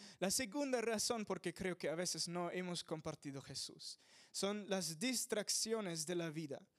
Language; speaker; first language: Spanish; non-native, fluent; English